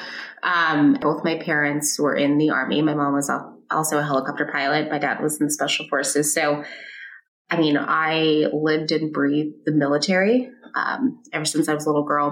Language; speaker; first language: English; native; English